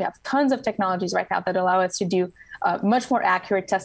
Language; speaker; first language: English; non-native, fluent; French